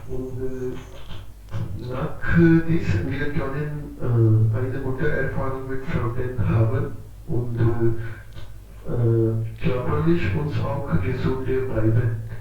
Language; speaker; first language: German; non-native, learner; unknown